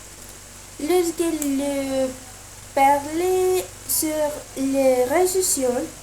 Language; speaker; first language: French; non-native, learner; Spanish